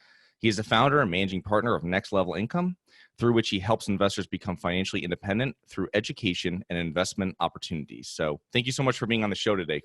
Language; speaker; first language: English; native; English